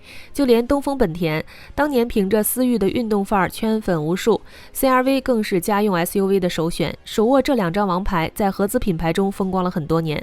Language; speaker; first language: Chinese; native; Chinese